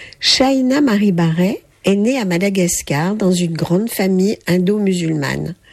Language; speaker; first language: French; native; French